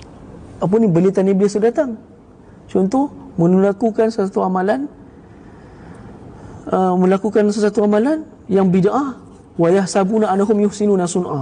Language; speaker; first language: Malay; native; Malay